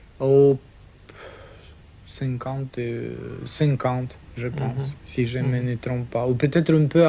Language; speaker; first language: French; non-native, learner; Russian